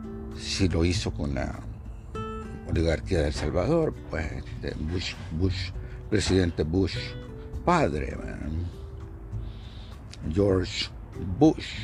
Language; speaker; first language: Spanish; native; Spanish